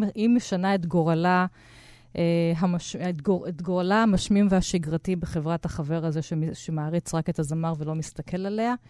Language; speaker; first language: Hebrew; native; Hebrew